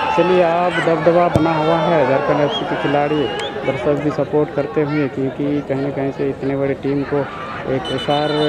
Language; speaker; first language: Hindi; native; Hindi